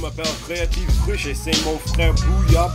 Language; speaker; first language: French; non-native, learner; English